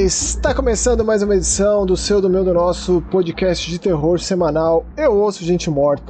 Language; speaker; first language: Portuguese; native; Portuguese